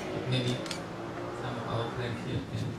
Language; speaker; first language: English; non-native, local second language; Indonesian